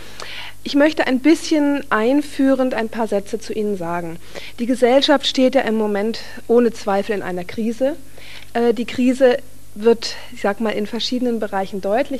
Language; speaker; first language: German; native; German